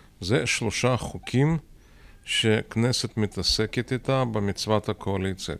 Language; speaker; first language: Hebrew; non-native, fluent; Russian